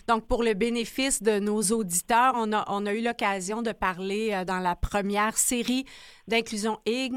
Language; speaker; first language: French; native; French